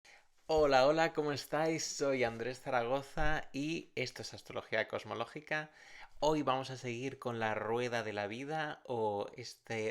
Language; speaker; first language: Spanish; native; Spanish